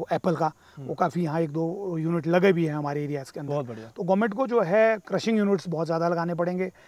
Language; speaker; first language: Hindi; native; Hindi